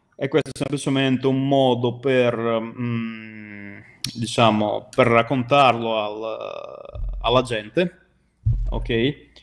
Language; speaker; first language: Italian; non-native, fluent; Ukrainian